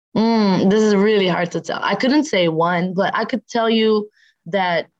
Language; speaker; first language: English; non-native, fluent; French